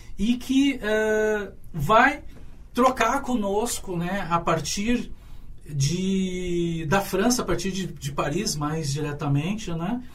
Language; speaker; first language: Portuguese; native; Portuguese